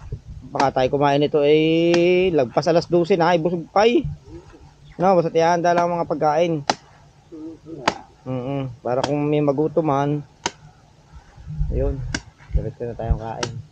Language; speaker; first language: Filipino; native; Filipino